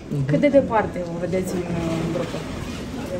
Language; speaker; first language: Romanian; native; Romanian